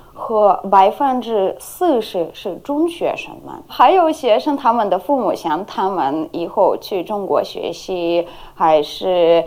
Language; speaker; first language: Chinese; non-native, fluent; Ukrainian